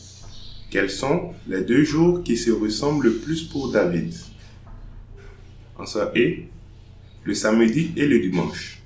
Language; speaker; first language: French; non-native, fluent; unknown